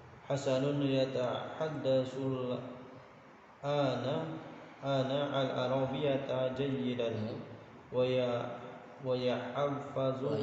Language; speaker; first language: Arabic; non-native, learner; Indonesian